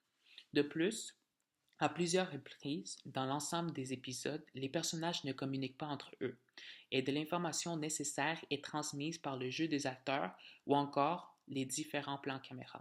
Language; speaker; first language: French; native; French